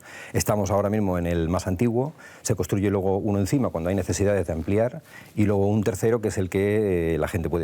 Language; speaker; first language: Spanish; native; Spanish